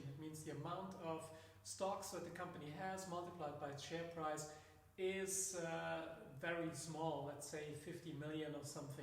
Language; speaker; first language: English; non-native, fluent; German